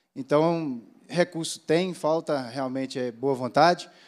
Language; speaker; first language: Portuguese; native; Portuguese